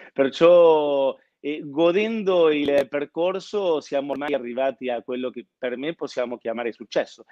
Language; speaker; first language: Italian; non-native, fluent; Spanish